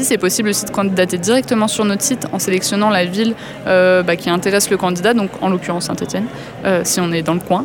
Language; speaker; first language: French; native; French